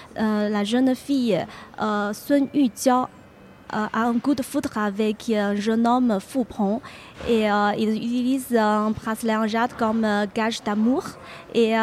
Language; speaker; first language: French; non-native, fluent; Chinese